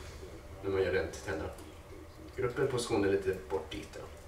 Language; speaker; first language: Swedish; native; Swedish